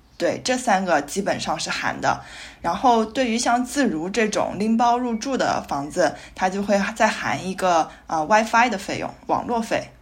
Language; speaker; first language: Chinese; native; Chinese